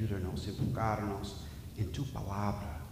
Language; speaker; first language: Spanish; non-native, fluent; English